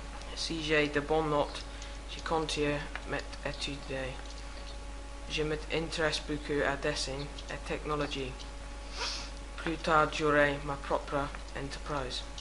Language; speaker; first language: French; non-native, learner; English